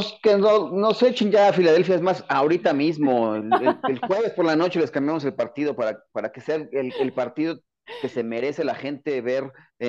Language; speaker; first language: Spanish; native; Spanish